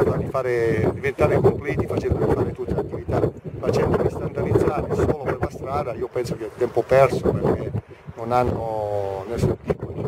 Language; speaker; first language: Italian; native; Italian